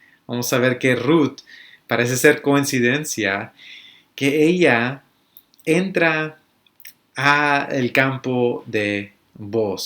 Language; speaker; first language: Spanish; early bilingual, other home language; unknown